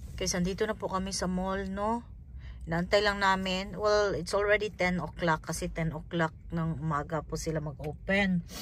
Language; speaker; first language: Filipino; native; Filipino